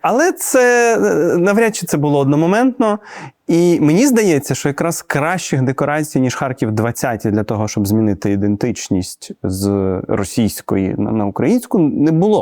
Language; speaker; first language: Ukrainian; native; Ukrainian